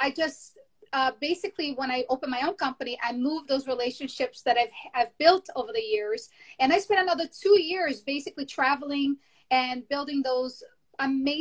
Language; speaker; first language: English; non-native, fluent; Portuguese